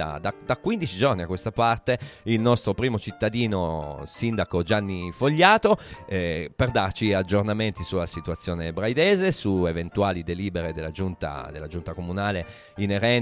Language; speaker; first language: Italian; native; Italian